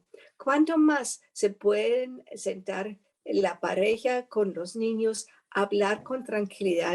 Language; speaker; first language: Spanish; non-native, fluent; German